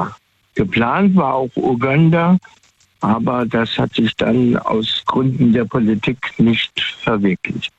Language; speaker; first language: German; native; German